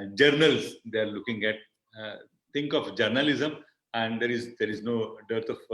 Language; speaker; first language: English; non-native, local second language; Marathi